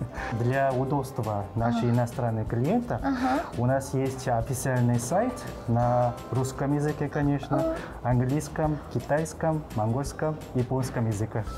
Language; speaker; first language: Russian; non-native, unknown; Korean